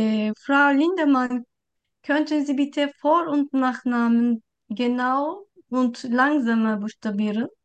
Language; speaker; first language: German; non-native, learner; Turkish